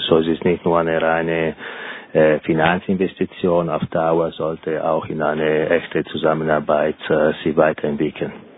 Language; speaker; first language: German; non-native, fluent; Italian